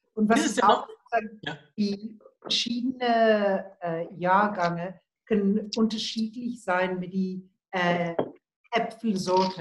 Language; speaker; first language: German; non-native, learner; Afrikaans